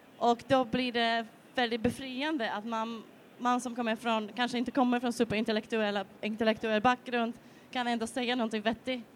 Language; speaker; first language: Swedish; non-native, fluent; Polish